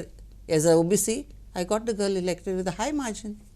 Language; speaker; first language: English; non-native, local second language; Konkani